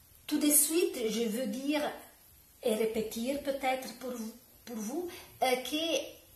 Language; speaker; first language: French; non-native, learner; Italian